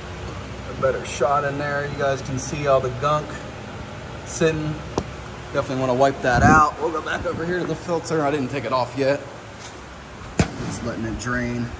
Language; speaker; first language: English; native; English